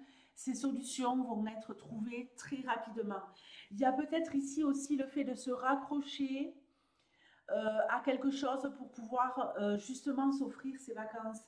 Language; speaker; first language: French; native; French